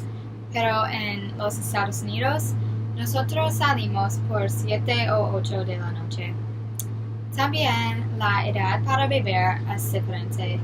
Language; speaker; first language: Spanish; non-native, learner; English